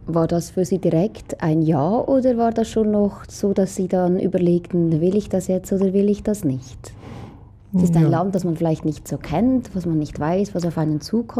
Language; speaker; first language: German; native; German